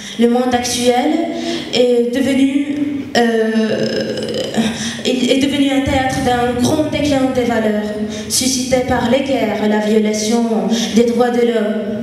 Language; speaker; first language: French; non-native, local second language; Arabic